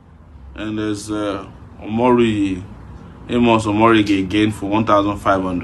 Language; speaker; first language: English; non-native, local second language; Yoruba